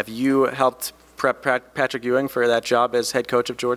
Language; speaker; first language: English; native; English